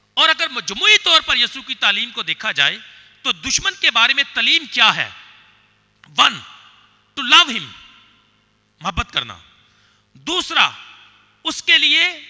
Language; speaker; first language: Urdu; non-native, local second language; Punjabi